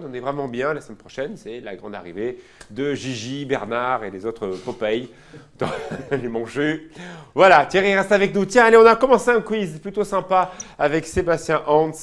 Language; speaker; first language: French; native; French